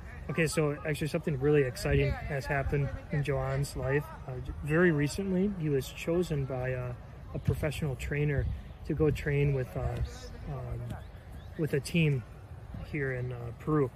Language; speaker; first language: English; native; English